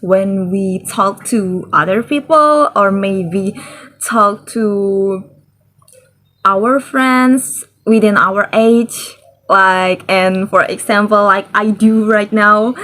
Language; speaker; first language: English; non-native, learner; Indonesian